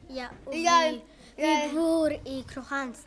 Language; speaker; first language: Swedish; early bilingual, other home language; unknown